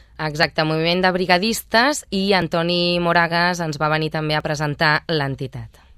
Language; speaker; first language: Catalan; native; Catalan